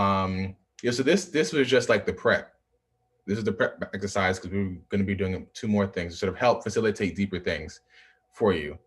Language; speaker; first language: English; native; English